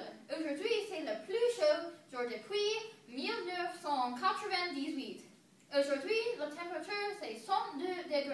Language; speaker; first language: French; non-native, learner; English